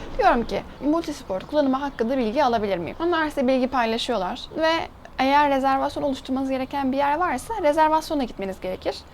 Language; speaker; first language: Turkish; native; Turkish